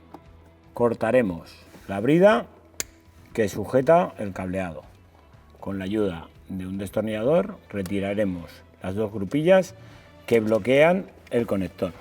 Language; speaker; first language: Spanish; native; Spanish